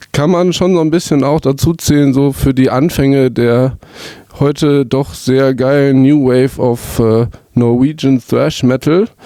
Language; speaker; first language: German; native; German